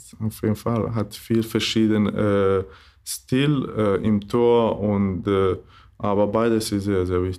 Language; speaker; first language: German; non-native, learner; Bosnian